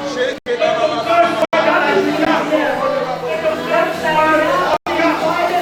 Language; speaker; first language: German; non-native, learner; French